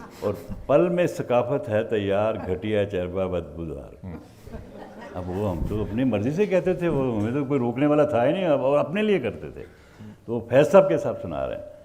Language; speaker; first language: Urdu; native; Urdu